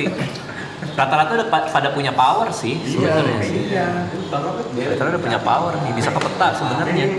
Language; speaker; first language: Indonesian; native; Indonesian